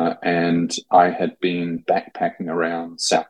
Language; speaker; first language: English; native; English